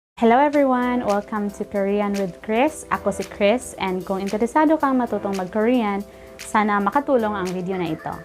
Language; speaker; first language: Filipino; native; Filipino